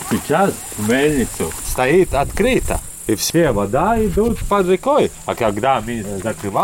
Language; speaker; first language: Russian; non-native, local second language; Latvian